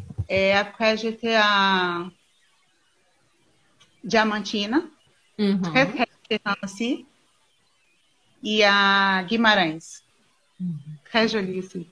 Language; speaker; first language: French; non-native, learner; Portuguese